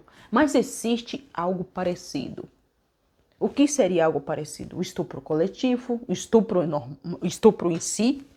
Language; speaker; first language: Portuguese; non-native, local second language; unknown